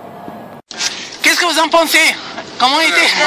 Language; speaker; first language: French; non-native, fluent; Arabic